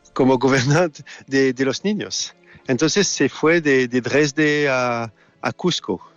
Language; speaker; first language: Spanish; non-native, fluent; French